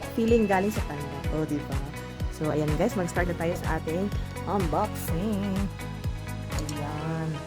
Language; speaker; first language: Filipino; non-native, local second language; Cebuano